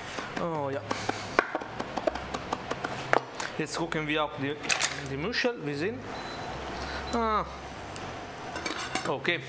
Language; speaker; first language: German; non-native, learner; Italian